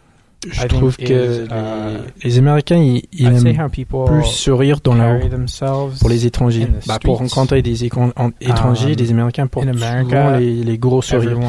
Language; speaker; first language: French; non-native, fluent; English